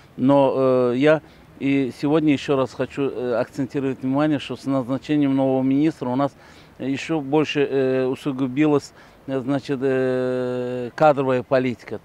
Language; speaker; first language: Russian; non-native, local second language; Azerbaijani